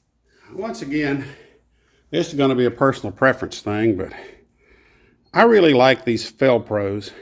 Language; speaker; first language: English; native; English